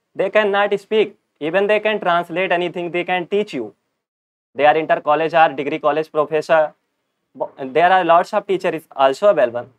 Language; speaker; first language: English; non-native, local second language; Hindi